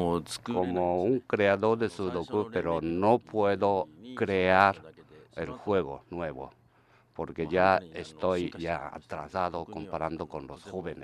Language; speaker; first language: Spanish; non-native, learner; Japanese